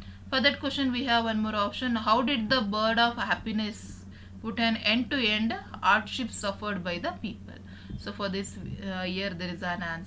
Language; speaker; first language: English; non-native, local second language; Kannada